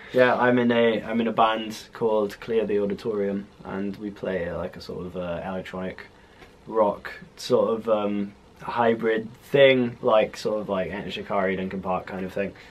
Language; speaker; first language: English; native; English